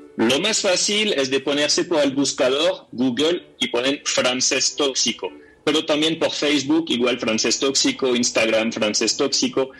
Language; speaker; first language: Spanish; non-native, fluent; French